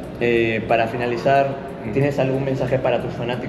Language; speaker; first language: Spanish; native; Spanish